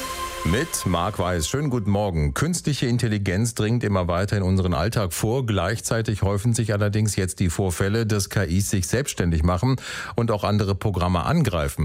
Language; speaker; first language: German; native; German